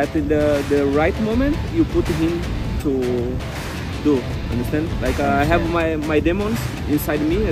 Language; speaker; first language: English; non-native, fluent; Portuguese